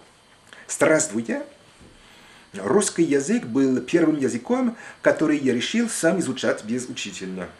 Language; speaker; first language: Russian; non-native, fluent; French